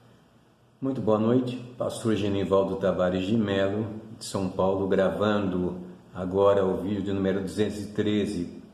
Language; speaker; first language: Portuguese; native; Portuguese